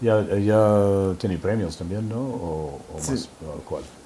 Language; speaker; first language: Spanish; non-native, fluent; English